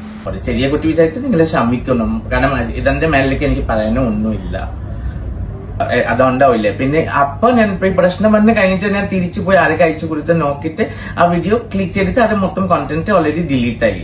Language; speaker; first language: Malayalam; non-native, learner; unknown